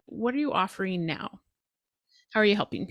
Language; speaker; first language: English; native; English